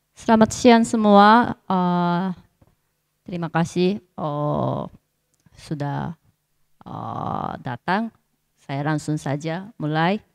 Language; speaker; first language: Indonesian; non-native, fluent; Japanese